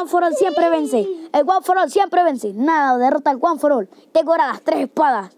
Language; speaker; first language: Spanish; native; Spanish